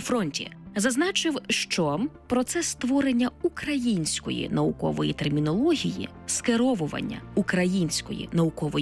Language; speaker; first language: Ukrainian; native; Ukrainian